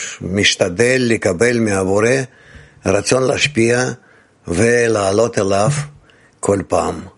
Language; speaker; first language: Hebrew; non-native, fluent; Russian